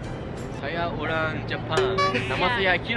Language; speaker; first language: Indonesian; non-native, learner; Japanese